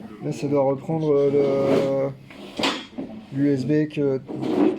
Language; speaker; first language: French; native; French